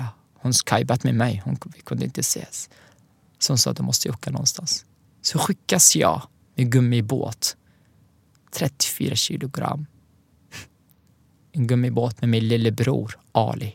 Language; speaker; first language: Swedish; non-native, learner; Arabic